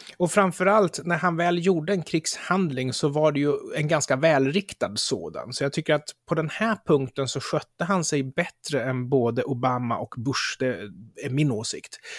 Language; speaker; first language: Swedish; native; Swedish